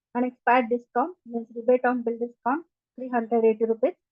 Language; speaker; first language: Hindi; non-native, local second language; Marathi